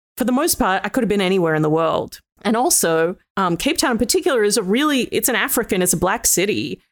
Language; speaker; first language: English; native; English